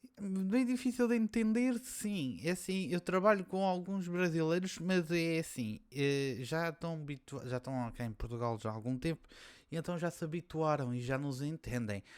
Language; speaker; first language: Portuguese; native; Portuguese